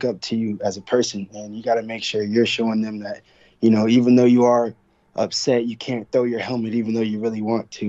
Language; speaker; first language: English; native; English